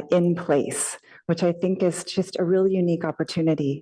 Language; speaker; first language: English; native; English